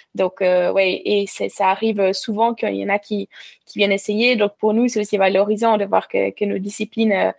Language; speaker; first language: French; native; French